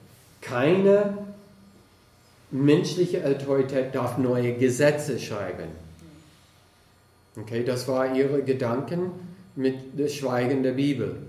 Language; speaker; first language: German; non-native, fluent; English